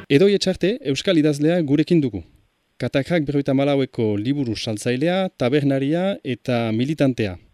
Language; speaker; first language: Basque; native; Basque